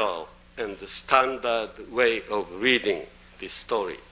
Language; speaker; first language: English; non-native, fluent; Japanese